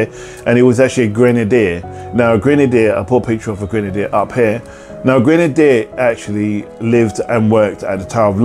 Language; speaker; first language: English; native; English